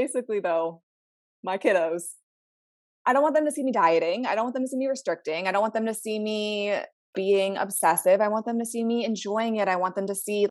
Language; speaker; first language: English; native; English